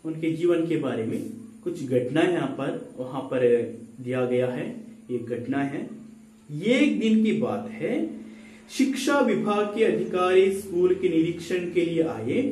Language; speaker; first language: Hindi; non-native, local second language; Kannada